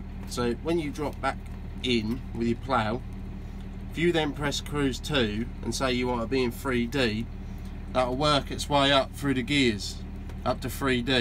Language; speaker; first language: English; native; English